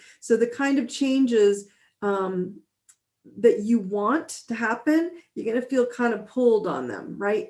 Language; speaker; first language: English; native; English